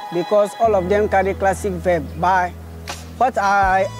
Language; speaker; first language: English; non-native, fluent; French